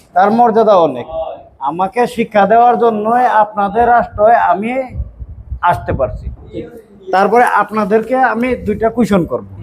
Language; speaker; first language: Bangla; non-native, local second language; Assamese